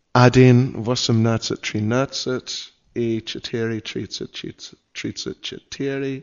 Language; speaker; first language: Russian; non-native, learner; English